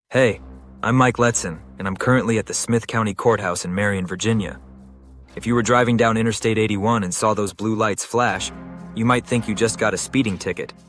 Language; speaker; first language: English; native; English